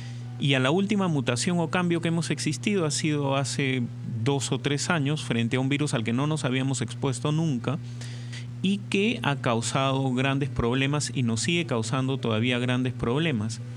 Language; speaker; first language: Spanish; native; Spanish